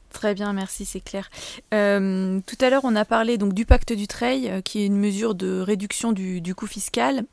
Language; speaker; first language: French; native; French